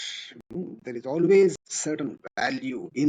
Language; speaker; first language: English; non-native, local second language; Kannada